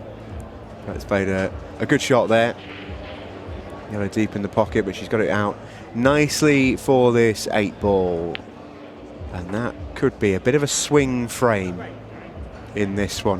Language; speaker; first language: English; native; English